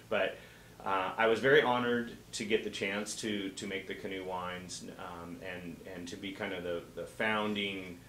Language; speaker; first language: English; native; English